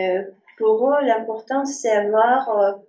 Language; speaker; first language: French; non-native, fluent; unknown